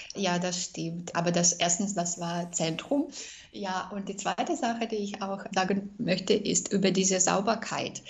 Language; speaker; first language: German; non-native, fluent; Russian